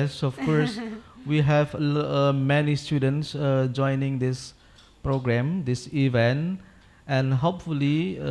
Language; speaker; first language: English; non-native, local second language; Indonesian